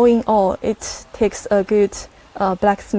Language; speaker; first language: English; non-native, fluent; Chinese